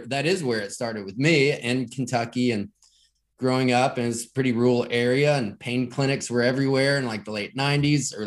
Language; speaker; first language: English; native; English